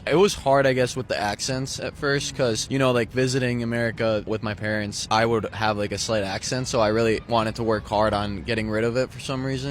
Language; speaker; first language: English; early bilingual, other home language; Spanish